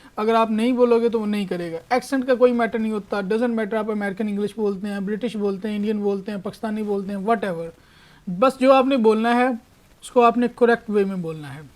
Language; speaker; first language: Urdu; non-native, local second language; Punjabi